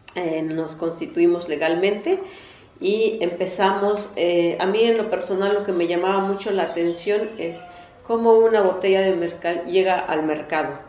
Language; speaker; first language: Spanish; non-native, local second language; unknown